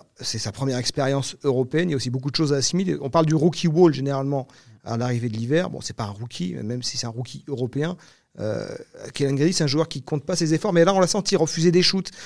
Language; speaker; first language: French; native; French